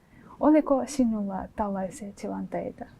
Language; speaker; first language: Finnish; non-native, fluent; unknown